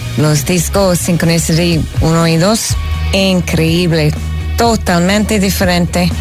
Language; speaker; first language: Spanish; non-native, fluent; English